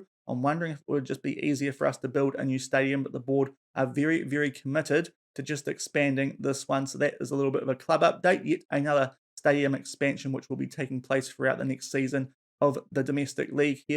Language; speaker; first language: English; native; English